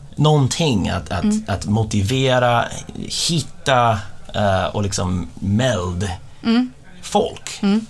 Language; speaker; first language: Swedish; non-native, fluent; English